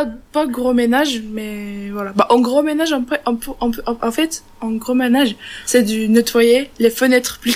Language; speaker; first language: French; non-native, learner; Turkish